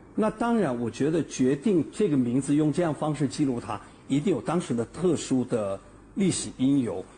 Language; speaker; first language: Chinese; native; Chinese